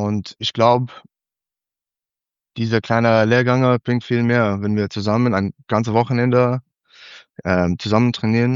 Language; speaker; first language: German; non-native, learner; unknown